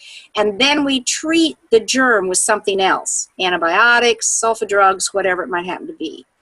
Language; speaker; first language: English; native; English